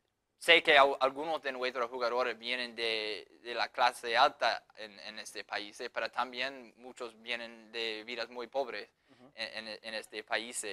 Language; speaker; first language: Spanish; non-native, fluent; English